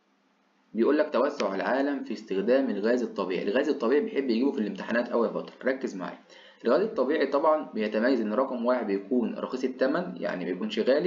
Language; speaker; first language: Arabic; native; Arabic